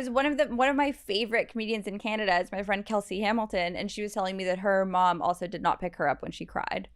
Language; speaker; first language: English; native; English